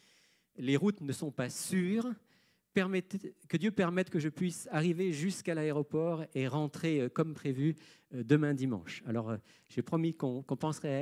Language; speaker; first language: French; native; French